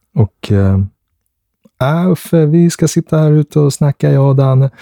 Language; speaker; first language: Swedish; native; Swedish